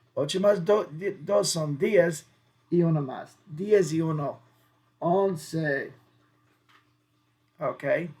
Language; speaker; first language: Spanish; non-native, fluent; English